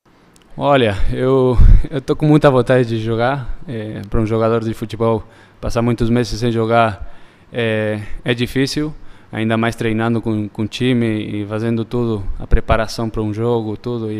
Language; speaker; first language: Portuguese; early bilingual, heritage; Spanish